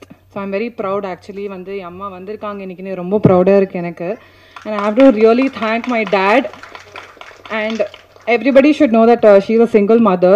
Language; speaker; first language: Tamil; non-native, learner; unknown